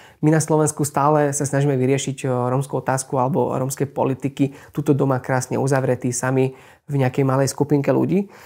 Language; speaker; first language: Slovak; non-native, local second language; Hungarian